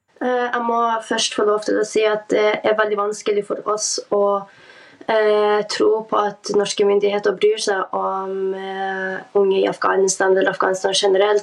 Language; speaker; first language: Norwegian; early bilingual, other home language; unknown